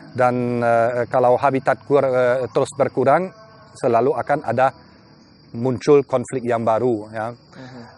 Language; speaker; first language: Indonesian; non-native, fluent; German